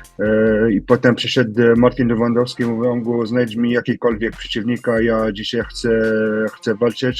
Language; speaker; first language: Polish; non-native, learner; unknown